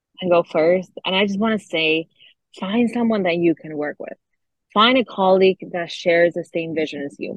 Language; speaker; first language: English; non-native, fluent; Spanish